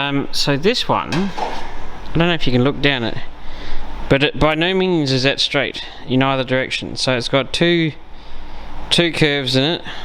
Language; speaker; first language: English; native; English